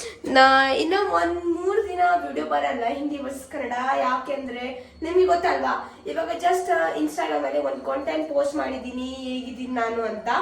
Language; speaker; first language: Kannada; non-native, local second language; Hindi